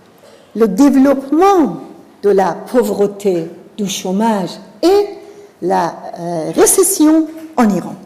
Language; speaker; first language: French; non-native, fluent; Persian